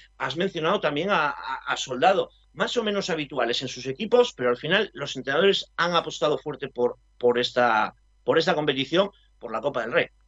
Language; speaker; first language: Spanish; native; Spanish